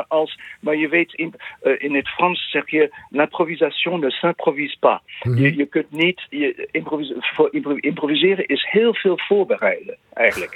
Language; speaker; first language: Dutch; non-native, fluent; English